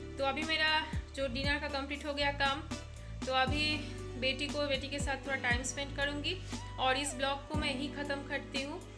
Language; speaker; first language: Hindi; non-native, local second language; Bangla